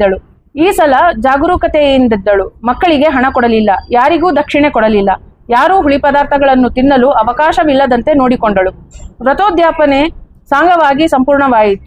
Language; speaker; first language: Kannada; native; Kannada